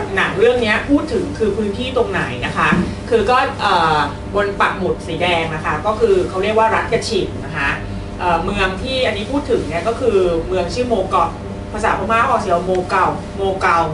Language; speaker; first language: Thai; native; Thai